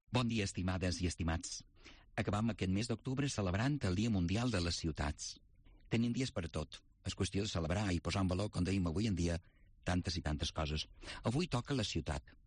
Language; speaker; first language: Catalan; native; Catalan